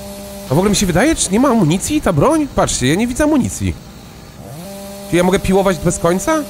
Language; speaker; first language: Polish; native; Polish